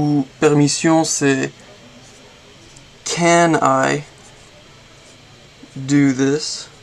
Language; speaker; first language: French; non-native, fluent; English